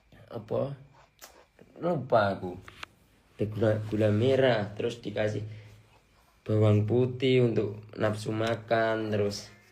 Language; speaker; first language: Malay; non-native, local second language; Javanese